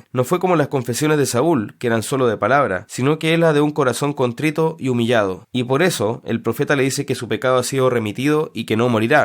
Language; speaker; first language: Spanish; native; Spanish